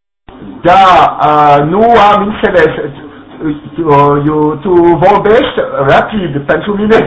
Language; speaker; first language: Romanian; non-native, learner; French